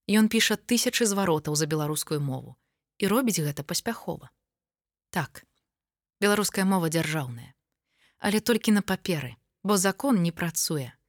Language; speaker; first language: Belarusian; native; Belarusian